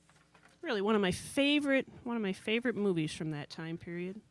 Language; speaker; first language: English; native; English